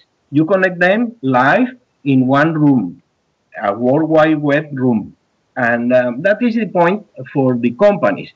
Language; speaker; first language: English; early bilingual, other home language; Spanish